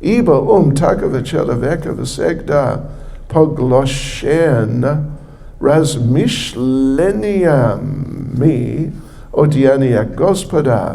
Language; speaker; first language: Russian; non-native, learner; English